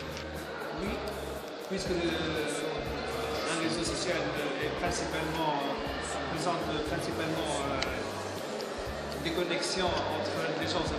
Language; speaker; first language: French; non-native, local second language; Arabic